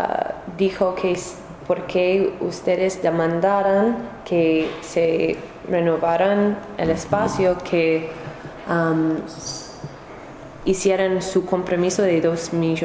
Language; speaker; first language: Spanish; non-native, learner; English